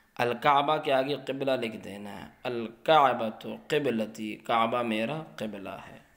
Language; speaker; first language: Urdu; native; Urdu